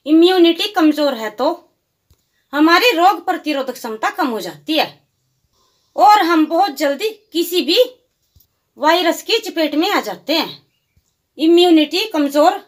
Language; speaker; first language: Hindi; native; Hindi